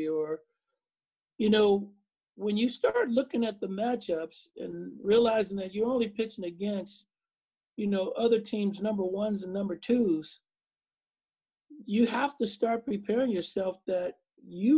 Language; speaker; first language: English; native; English